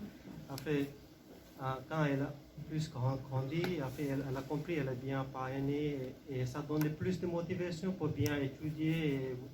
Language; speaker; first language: French; non-native, learner; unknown